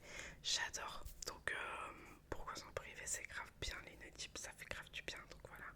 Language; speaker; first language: French; native; French